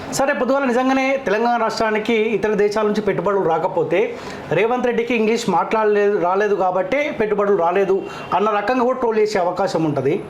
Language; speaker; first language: Telugu; native; Telugu